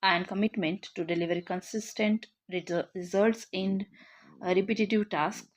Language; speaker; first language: English; non-native, local second language; Kannada